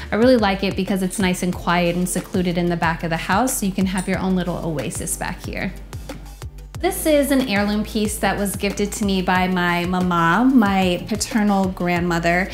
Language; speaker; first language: English; native; English